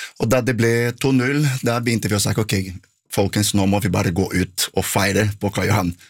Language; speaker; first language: Norwegian; non-native, fluent; Portuguese